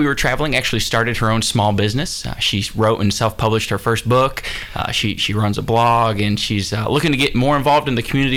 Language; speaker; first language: English; native; English